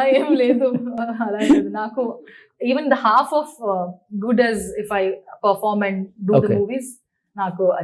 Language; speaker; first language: Telugu; non-native, learner; Kannada